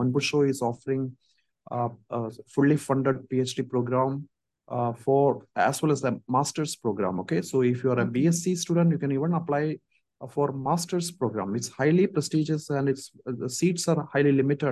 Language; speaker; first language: English; non-native, local second language; Malayalam